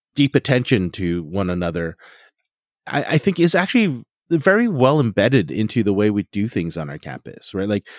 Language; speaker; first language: English; native; English